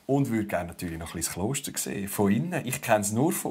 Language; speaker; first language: German; native; German